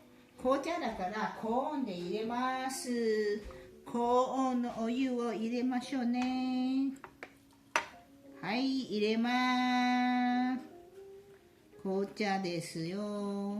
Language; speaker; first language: Japanese; non-native, fluent; Chinese